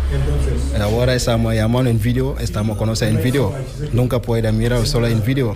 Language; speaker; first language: Spanish; non-native, learner; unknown